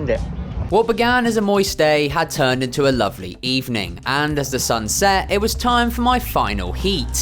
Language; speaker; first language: English; native; English